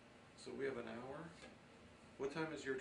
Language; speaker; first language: English; native; English